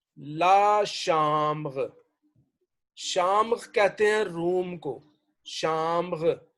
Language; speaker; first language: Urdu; native; Urdu